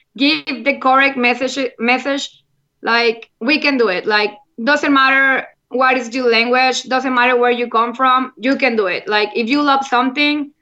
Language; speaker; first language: English; non-native, learner; Spanish